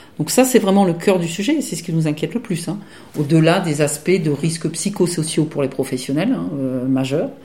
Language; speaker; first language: French; native; French